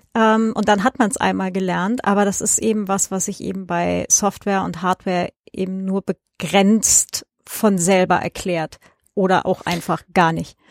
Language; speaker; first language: German; native; German